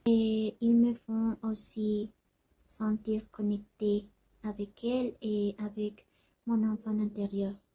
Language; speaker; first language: French; non-native, learner; Spanish